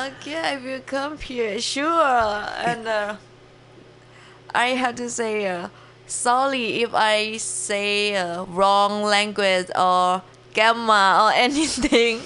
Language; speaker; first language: English; non-native, learner; Thai